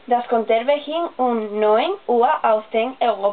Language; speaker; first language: German; non-native, learner; Spanish